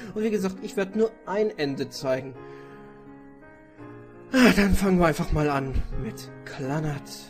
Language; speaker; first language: German; native; German